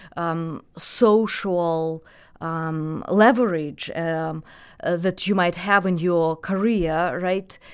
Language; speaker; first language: English; non-native, fluent; Russian